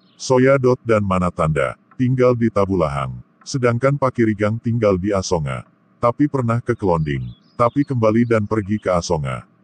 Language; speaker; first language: Indonesian; non-native, local second language; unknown